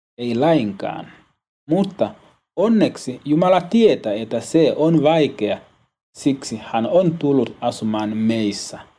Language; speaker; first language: Finnish; non-native, learner; Swahili